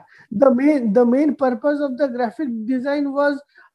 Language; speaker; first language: English; non-native, local second language; Bangla